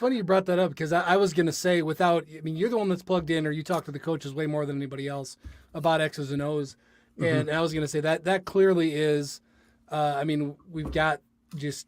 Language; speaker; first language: English; native; English